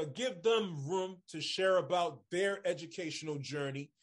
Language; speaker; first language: English; early bilingual, other home language; Spanish